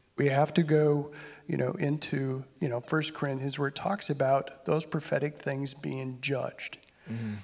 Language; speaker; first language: English; native; English